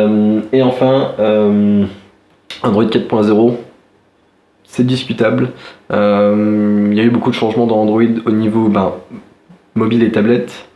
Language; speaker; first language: French; native; French